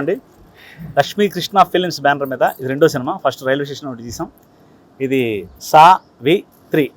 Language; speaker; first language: Telugu; native; Telugu